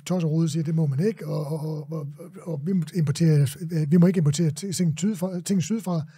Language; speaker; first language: Danish; native; Danish